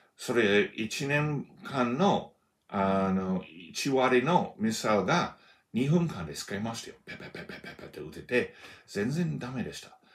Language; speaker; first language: Japanese; non-native, fluent; English